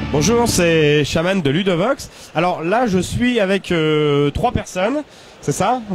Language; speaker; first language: French; native; French